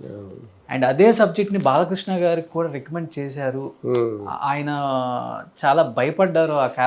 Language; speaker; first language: Telugu; native; Telugu